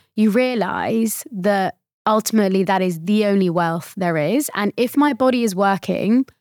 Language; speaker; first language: English; early bilingual, other home language; Swahili